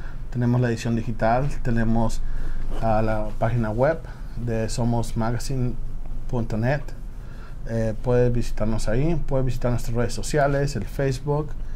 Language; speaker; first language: Spanish; native; Spanish